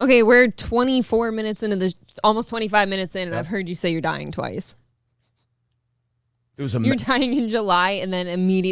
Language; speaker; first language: English; native; English